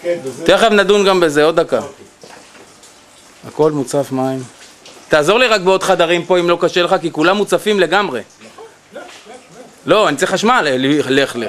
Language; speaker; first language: Hebrew; native; Hebrew